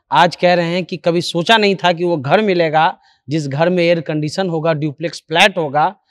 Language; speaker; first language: Hindi; native; Hindi